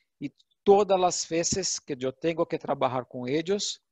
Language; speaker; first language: Portuguese; non-native, learner; Spanish